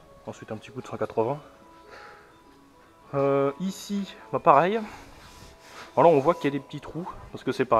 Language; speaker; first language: French; native; French